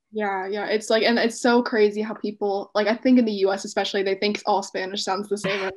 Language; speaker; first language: English; native; English